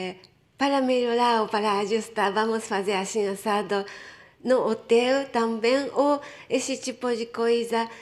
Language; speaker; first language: Portuguese; non-native, fluent; Japanese